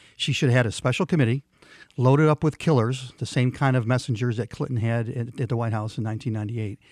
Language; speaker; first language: English; non-native, fluent; Swedish